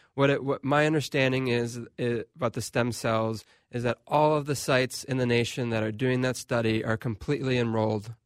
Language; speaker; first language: English; native; English